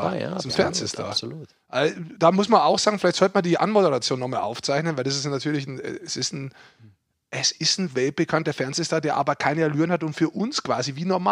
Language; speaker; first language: German; native; German